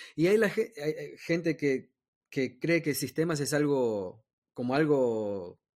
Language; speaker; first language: Spanish; native; Spanish